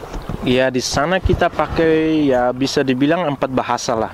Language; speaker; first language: Indonesian; non-native, local second language; Tetum